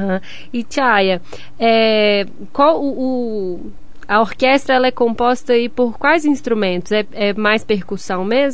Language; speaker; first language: Portuguese; native; Portuguese